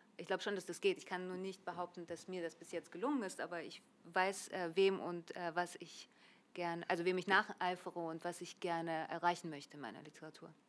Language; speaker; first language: German; early bilingual, other home language; Russian